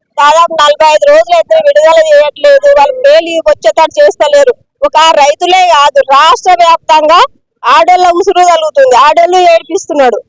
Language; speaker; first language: Telugu; native; Telugu